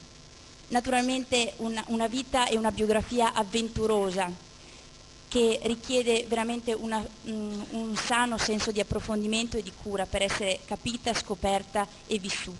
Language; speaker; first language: Italian; native; Italian